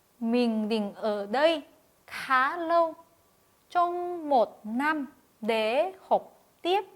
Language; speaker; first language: Vietnamese; non-native, fluent; Korean